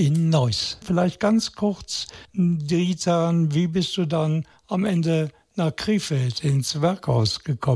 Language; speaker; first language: German; native; German